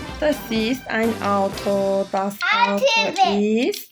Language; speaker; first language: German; non-native, learner; Turkish